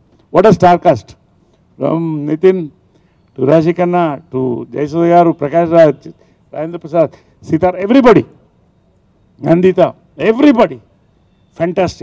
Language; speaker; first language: Telugu; native; Telugu